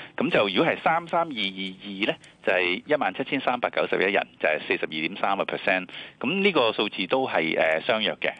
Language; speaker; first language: Cantonese; native; Cantonese